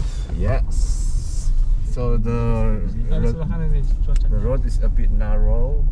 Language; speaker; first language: English; non-native, learner; Indonesian